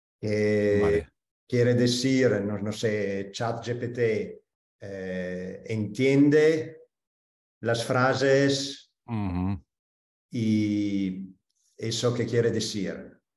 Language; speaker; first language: Spanish; non-native, fluent; Italian